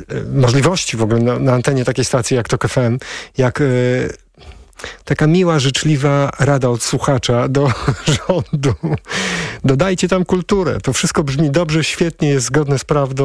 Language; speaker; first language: Polish; native; Polish